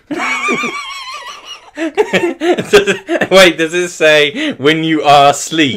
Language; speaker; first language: English; native; English